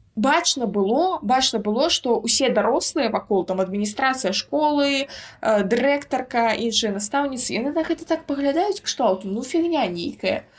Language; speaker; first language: Belarusian; non-native, local second language; Russian